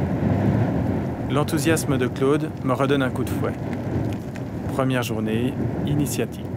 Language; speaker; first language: French; native; French